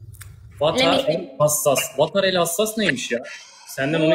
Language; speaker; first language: Turkish; native; Turkish